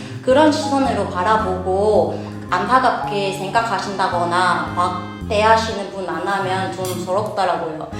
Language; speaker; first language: Korean; non-native, fluent; Vietnamese